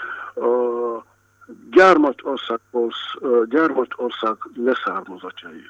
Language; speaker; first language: Hungarian; non-native, fluent; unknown